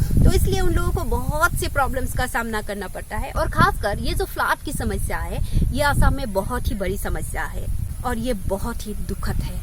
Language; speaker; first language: Hindi; non-native, local second language; Assamese